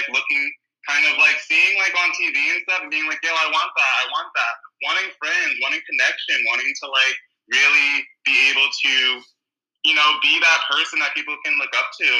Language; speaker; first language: English; native; English